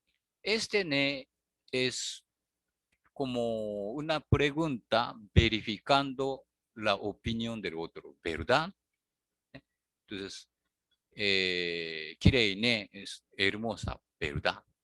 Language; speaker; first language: Spanish; non-native, learner; Japanese